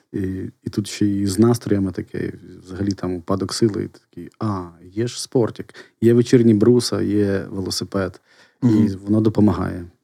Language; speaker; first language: Ukrainian; non-native, local second language; Russian